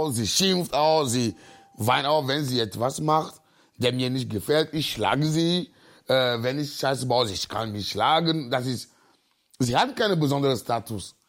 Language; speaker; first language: German; non-native, fluent; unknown